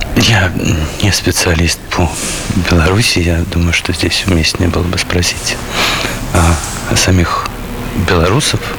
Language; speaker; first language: Russian; native; Russian